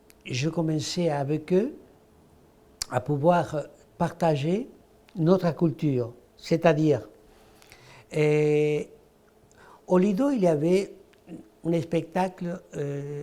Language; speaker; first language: French; non-native, fluent; Spanish